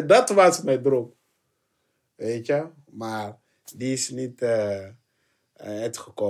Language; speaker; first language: Dutch; non-native, fluent; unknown